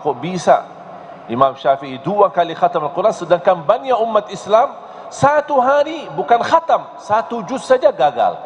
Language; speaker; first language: Indonesian; non-native, fluent; Arabic